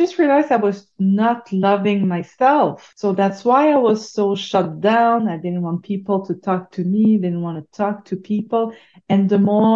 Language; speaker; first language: English; non-native, fluent; French